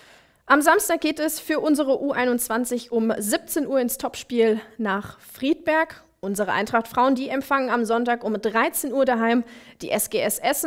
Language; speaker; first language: German; native; German